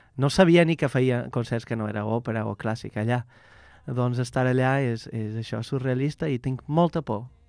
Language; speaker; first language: Catalan; non-native, fluent; Portuguese